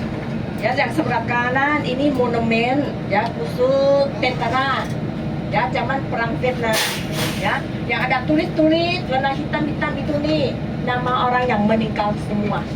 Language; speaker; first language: Indonesian; non-native, learner; Thai